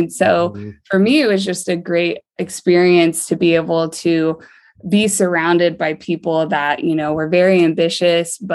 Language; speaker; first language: English; native; English